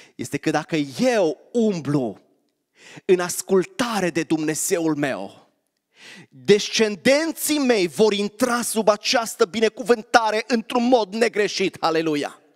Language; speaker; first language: Romanian; native; Romanian